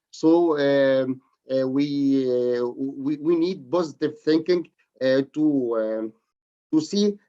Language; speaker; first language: English; non-native, learner; Arabic